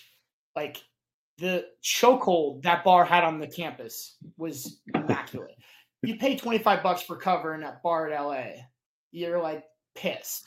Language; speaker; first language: English; native; English